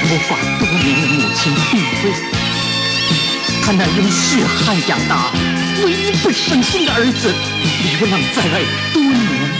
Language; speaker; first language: Chinese; native; Chinese